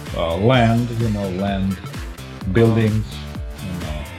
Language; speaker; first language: English; non-native, fluent; Croatian